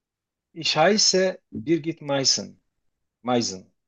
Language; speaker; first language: German; non-native, fluent; Turkish